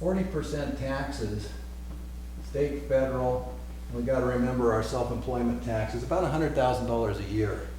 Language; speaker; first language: English; native; English